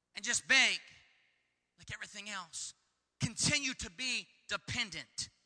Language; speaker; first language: English; native; English